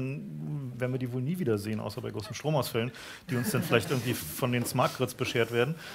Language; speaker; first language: German; native; German